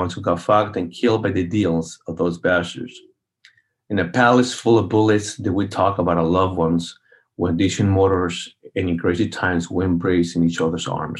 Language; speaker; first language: English; non-native, fluent; Spanish